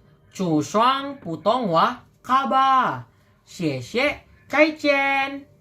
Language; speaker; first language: Chinese; non-native, learner; Indonesian